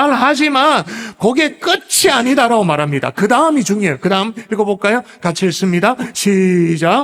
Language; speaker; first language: Korean; native; Korean